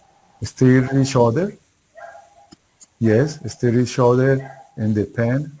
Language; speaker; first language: English; non-native, learner; Spanish